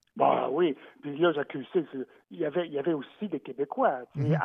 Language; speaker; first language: French; native; French